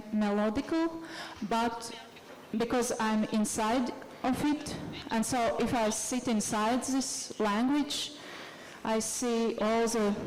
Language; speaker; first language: English; non-native, fluent; Latvian